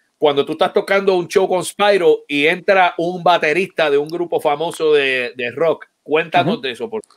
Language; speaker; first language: Spanish; native; Spanish